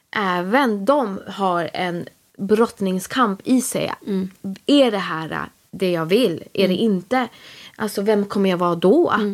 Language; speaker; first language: Swedish; native; Swedish